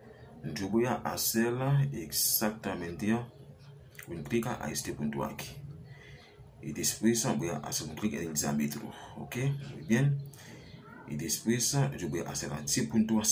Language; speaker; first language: Spanish; non-native, learner; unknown